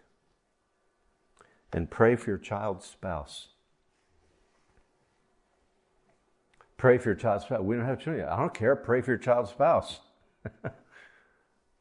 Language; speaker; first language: English; native; English